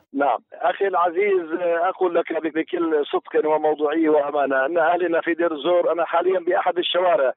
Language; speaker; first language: Arabic; native; Arabic